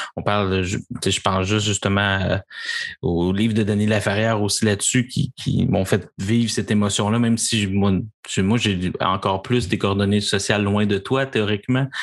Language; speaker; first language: French; native; French